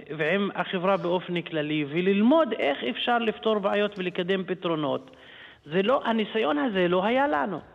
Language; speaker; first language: Hebrew; non-native, local second language; Arabic